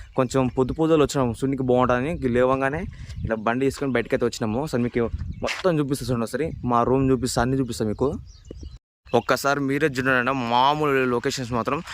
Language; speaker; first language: Telugu; native; Telugu